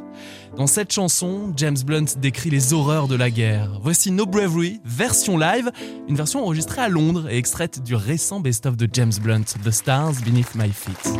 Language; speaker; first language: French; native; French